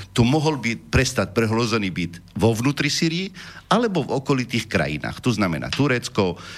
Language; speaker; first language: Slovak; non-native, fluent; Arabic